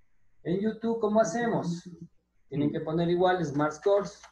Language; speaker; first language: Spanish; native; Spanish